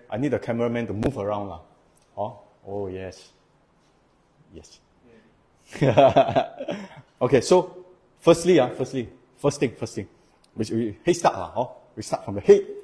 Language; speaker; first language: English; non-native, local second language; Chinese